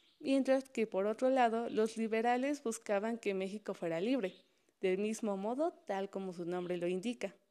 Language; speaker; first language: Spanish; native; Spanish